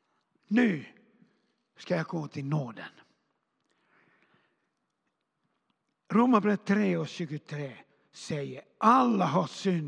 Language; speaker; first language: Swedish; non-native, fluent; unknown